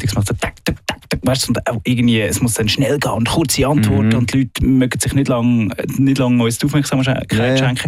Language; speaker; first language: German; native; German